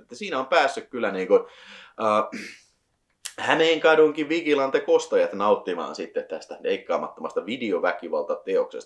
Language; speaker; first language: Finnish; native; Finnish